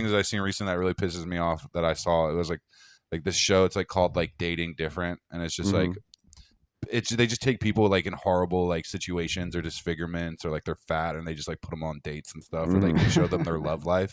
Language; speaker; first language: English; native; English